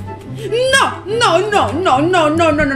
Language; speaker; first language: Spanish; native; Spanish